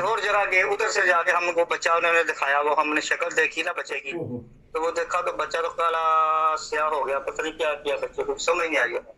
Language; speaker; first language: Hindi; non-native, local second language; Punjabi